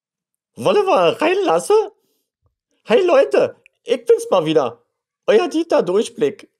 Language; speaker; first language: German; native; German